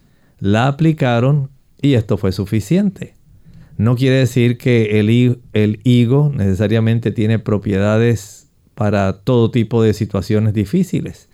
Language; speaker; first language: Spanish; native; Spanish